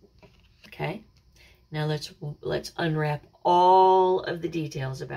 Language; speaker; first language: English; native; English